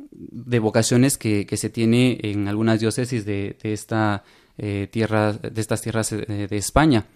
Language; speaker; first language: Spanish; native; Spanish